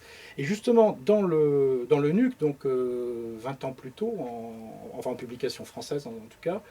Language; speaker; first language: French; native; French